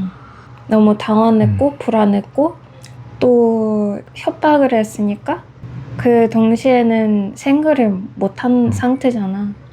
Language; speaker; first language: Korean; non-native, fluent; Russian